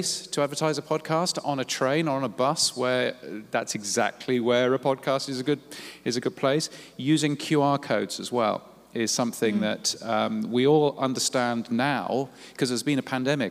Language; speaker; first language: English; native; English